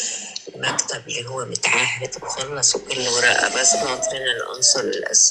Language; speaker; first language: Arabic; native; Arabic